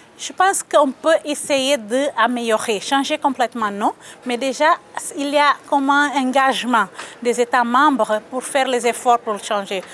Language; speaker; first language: French; non-native, fluent; Portuguese